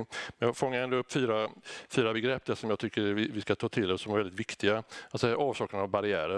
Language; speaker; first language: Swedish; native; Swedish